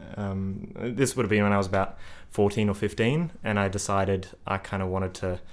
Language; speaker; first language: English; native; English